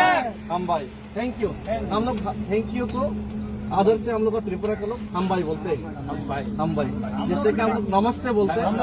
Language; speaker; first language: Hindi; non-native, local second language; Kok Borok